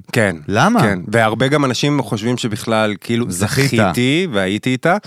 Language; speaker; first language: Hebrew; early bilingual, other home language; Spanish